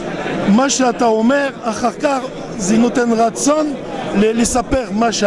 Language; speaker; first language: Hebrew; non-native, learner; French